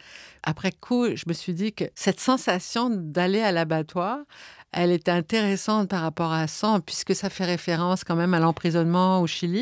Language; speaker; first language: French; native; French